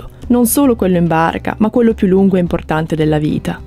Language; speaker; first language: Italian; native; Italian